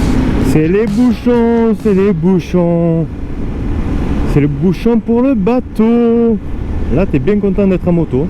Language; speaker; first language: French; native; French